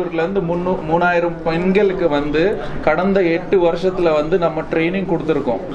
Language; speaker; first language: Tamil; native; Tamil